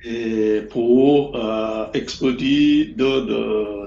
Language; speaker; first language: French; non-native, fluent; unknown